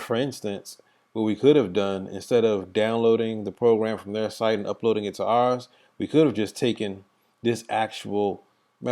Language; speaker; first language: English; native; English